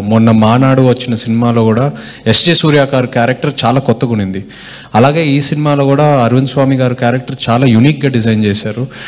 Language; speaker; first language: Telugu; native; Telugu